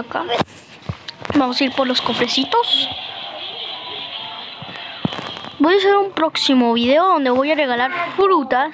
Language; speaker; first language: Spanish; native; Spanish